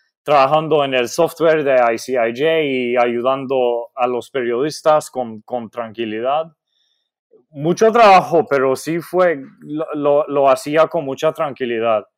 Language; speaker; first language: Spanish; non-native, fluent; Maltese